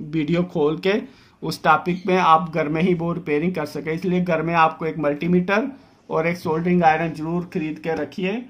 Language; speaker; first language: Hindi; non-native, local second language; Dogri